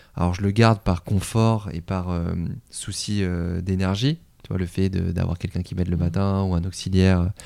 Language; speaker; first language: French; native; French